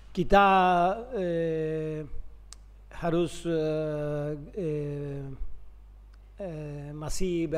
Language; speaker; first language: Indonesian; non-native, learner; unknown